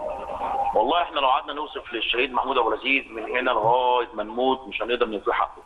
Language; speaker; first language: Arabic; native; Arabic